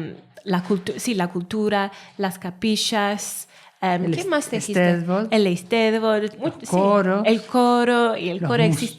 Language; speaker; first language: Spanish; non-native, learner; Welsh